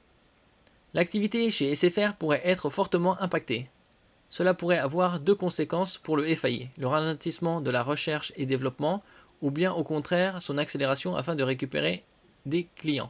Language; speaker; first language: French; native; French